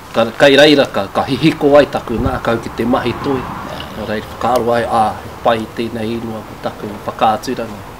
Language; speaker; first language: Māori; native; Māori